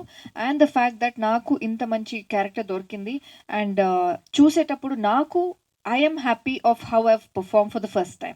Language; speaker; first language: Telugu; non-native, fluent; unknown